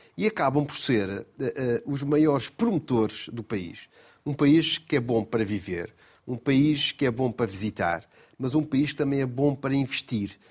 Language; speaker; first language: Portuguese; native; Portuguese